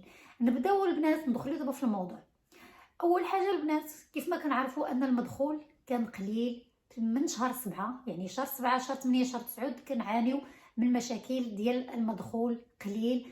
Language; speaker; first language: Arabic; native; Arabic